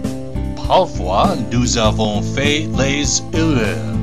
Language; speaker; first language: French; non-native, learner; English